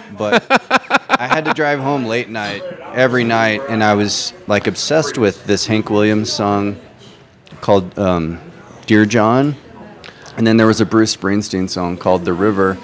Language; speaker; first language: English; native; English